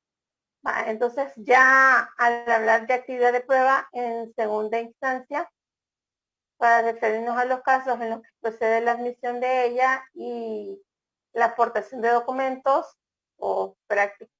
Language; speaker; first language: Spanish; native; Spanish